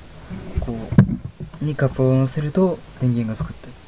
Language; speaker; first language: Japanese; native; Japanese